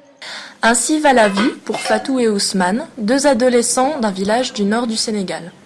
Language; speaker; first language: French; native; French